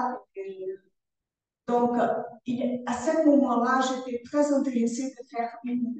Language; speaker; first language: French; non-native, learner; Portuguese